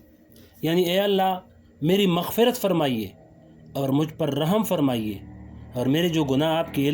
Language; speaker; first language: Urdu; native; Urdu